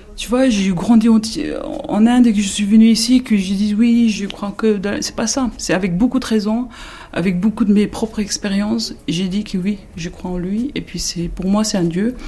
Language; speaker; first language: French; non-native, fluent; Tibetan